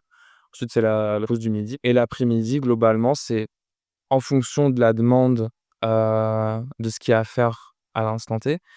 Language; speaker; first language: French; native; French